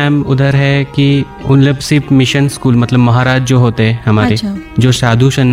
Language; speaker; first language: Hindi; non-native, local second language; Bangla